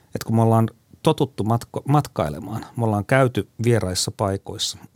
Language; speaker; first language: Finnish; native; Finnish